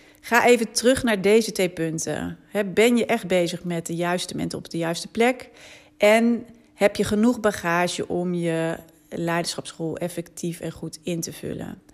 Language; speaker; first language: Dutch; native; Dutch